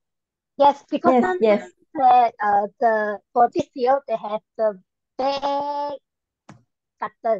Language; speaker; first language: English; non-native, learner; Malay